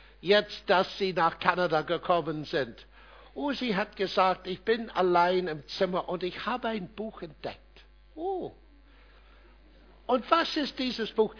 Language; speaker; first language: German; non-native, fluent; English